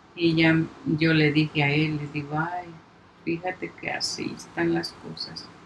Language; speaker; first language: Spanish; native; Spanish